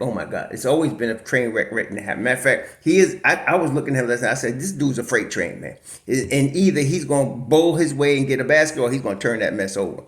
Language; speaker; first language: English; native; English